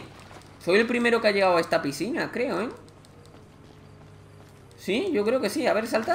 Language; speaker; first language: Spanish; native; Spanish